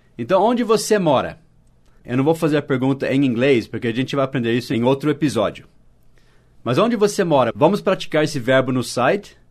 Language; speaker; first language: Portuguese; non-native, fluent; English